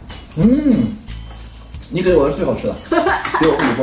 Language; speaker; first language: Chinese; native; Chinese